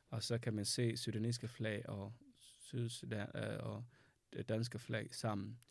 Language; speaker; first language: Danish; non-native, fluent; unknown